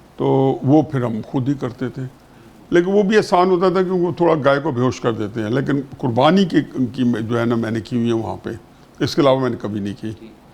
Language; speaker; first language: Urdu; non-native, local second language; Saraiki